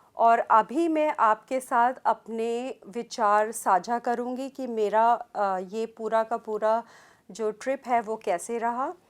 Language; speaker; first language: Hindi; native; Hindi